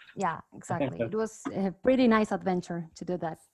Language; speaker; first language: English; non-native, fluent; Spanish